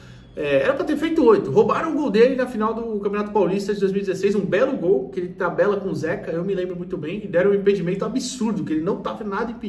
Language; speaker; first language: Portuguese; native; Portuguese